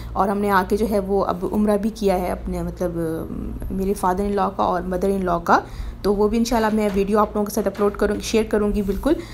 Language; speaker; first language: Urdu; native; Urdu